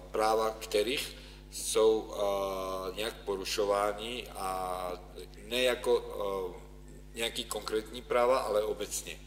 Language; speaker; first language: Czech; non-native, fluent; Ukrainian